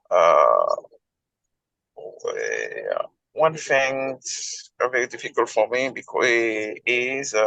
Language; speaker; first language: English; non-native, learner; Haitian Creole